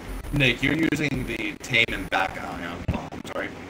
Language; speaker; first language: English; native; English